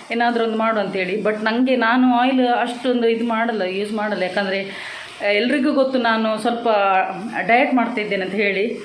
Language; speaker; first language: Kannada; non-native, local second language; Tulu